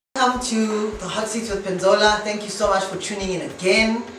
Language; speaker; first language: English; non-native, local second language; Zulu